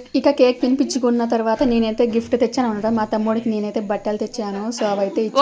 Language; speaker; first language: Telugu; native; Telugu